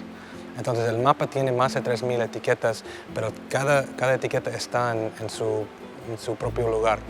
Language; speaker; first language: Spanish; early bilingual, heritage; Spanish